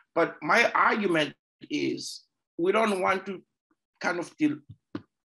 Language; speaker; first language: English; non-native, local second language; Zulu